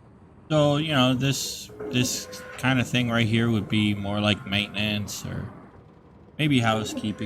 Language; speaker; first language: English; native; English